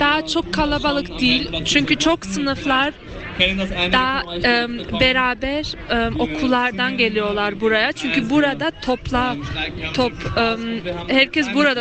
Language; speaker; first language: Turkish; early bilingual, heritage; Turkish